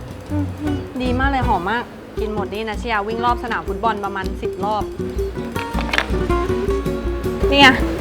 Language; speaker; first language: Thai; native; Thai